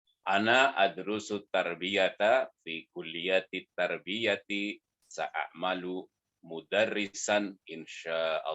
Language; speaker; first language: Arabic; non-native, learner; Indonesian